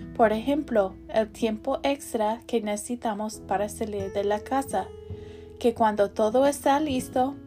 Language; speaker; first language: Spanish; non-native, learner; English